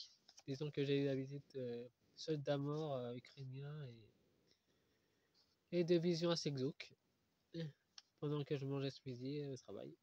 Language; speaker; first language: French; native; French